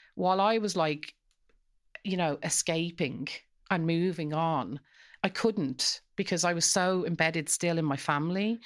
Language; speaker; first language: English; native; English